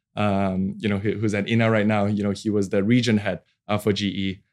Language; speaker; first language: English; non-native, local second language; Cantonese